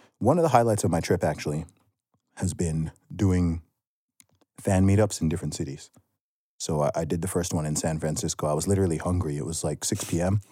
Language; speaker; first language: English; native; English